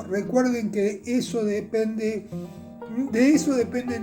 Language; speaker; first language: Spanish; native; Spanish